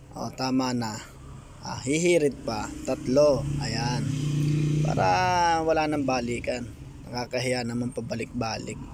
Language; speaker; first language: Filipino; native; Filipino